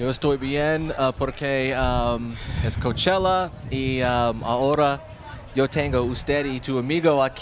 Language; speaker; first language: Spanish; non-native, learner; English